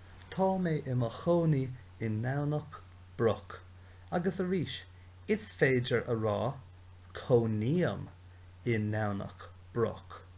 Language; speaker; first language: Irish; non-native, local second language; English